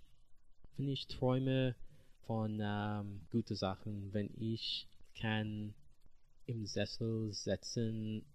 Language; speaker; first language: German; non-native, learner; English